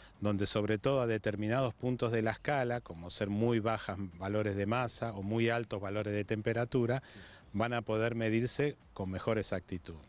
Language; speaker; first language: Spanish; native; Spanish